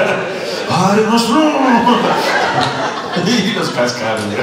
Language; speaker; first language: Spanish; native; Spanish